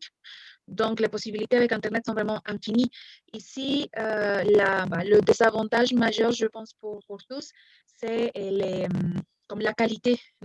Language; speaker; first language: French; non-native, fluent; Spanish